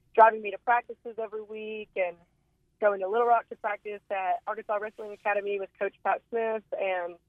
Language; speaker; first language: English; native; English